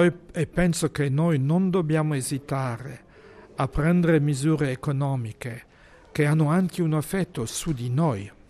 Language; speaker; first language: Italian; non-native, fluent; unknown